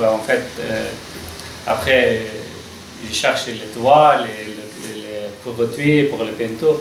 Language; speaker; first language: French; non-native, learner; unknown